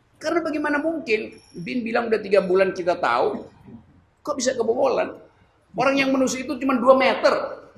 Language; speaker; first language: Indonesian; native; Indonesian